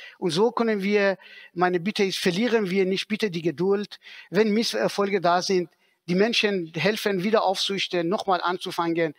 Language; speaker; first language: German; non-native, fluent; Persian